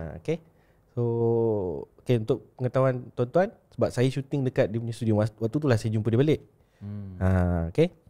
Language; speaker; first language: Malay; native; Malay